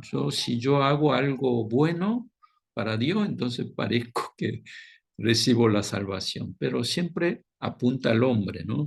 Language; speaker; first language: Spanish; non-native, fluent; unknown